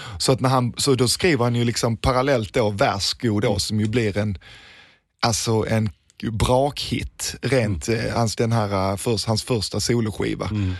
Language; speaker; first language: Swedish; early bilingual, other home language; Danish